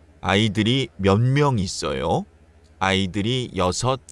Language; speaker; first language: Korean; non-native, learner; Indonesian